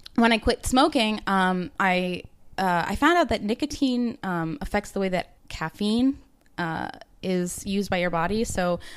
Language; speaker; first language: English; native; English